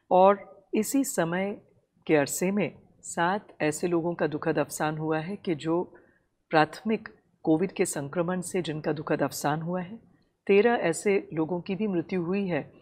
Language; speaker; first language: Hindi; non-native, local second language; Tamil